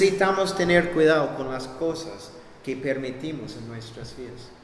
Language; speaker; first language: Spanish; non-native, fluent; English